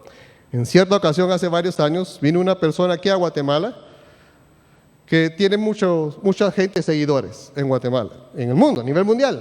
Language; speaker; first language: Spanish; native; Spanish